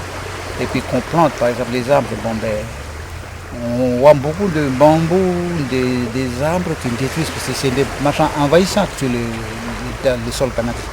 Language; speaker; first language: French; non-native, local second language; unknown